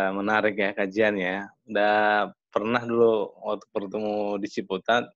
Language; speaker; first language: Indonesian; native; Indonesian